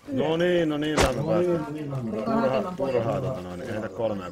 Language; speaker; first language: Finnish; native; Finnish